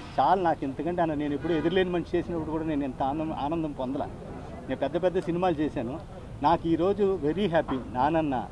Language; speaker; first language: Telugu; native; Telugu